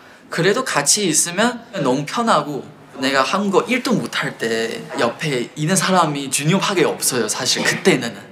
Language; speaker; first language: Korean; non-native, fluent; Chinese